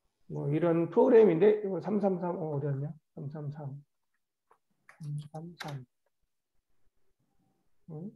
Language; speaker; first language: Korean; native; Korean